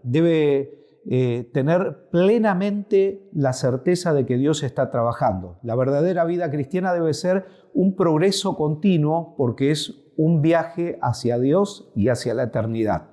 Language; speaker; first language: Spanish; native; Spanish